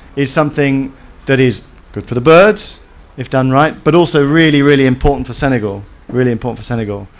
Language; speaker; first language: English; native; English